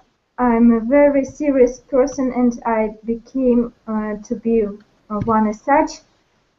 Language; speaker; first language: English; non-native, learner; Russian